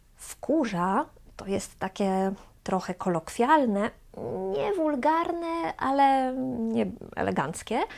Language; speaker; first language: Polish; native; Polish